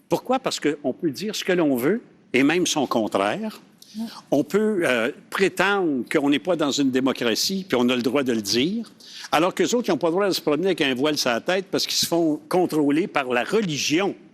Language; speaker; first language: French; native; French